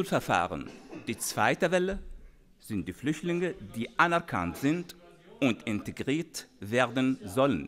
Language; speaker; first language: German; non-native, fluent; Arabic